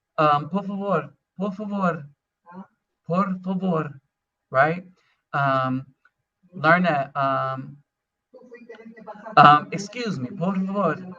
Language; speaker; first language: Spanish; non-native, learner; English